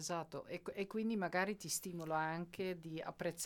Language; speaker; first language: Italian; non-native, fluent; Dutch